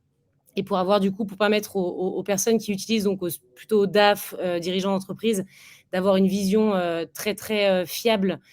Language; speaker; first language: French; native; French